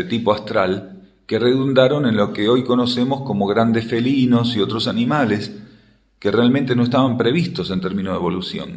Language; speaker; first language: Spanish; native; Spanish